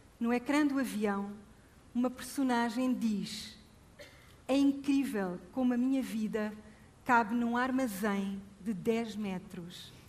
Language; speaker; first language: Portuguese; native; Portuguese